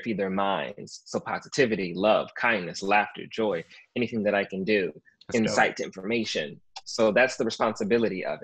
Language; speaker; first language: English; native; English